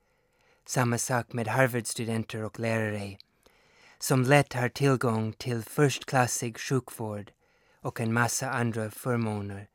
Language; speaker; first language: Swedish; non-native, fluent; English